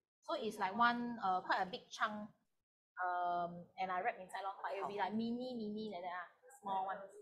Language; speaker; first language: English; non-native, local second language; Chinese